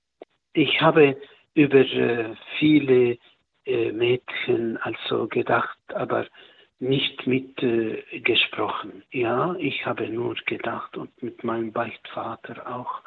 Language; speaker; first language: German; non-native, learner; Arabic